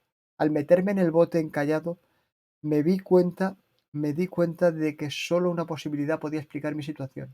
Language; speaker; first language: Spanish; native; Spanish